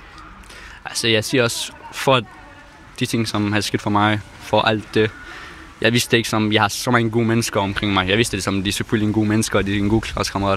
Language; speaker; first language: Danish; non-native, fluent; Persian